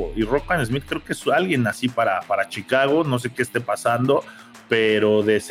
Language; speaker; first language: Spanish; native; Spanish